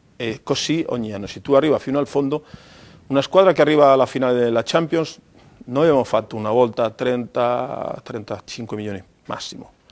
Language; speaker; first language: Italian; non-native, fluent; Spanish